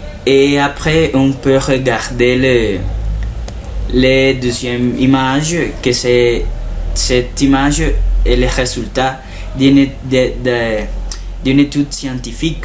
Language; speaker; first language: French; non-native, learner; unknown